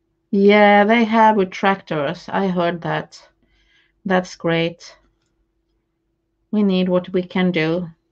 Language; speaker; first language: English; non-native, fluent; Swedish